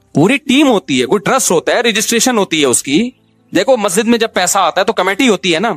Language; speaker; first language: Urdu; native; Urdu